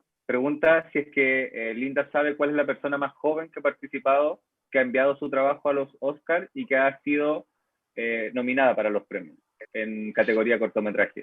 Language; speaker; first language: Spanish; native; Spanish